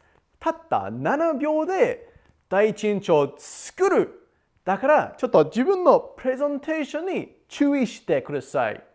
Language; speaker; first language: Japanese; non-native, learner; English